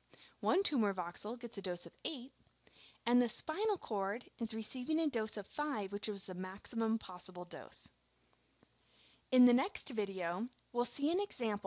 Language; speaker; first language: English; native; English